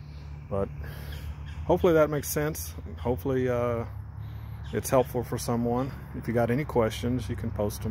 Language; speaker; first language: English; native; English